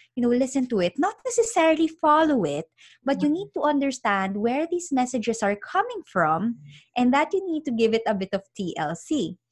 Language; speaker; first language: English; non-native, local second language; Filipino